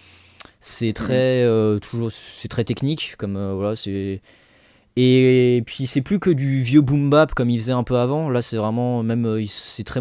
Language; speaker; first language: French; native; French